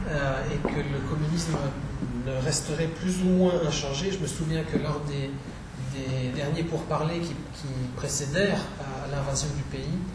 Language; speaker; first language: French; non-native, fluent; Czech